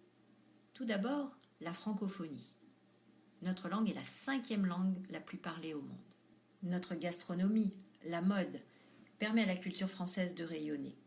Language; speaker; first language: French; native; French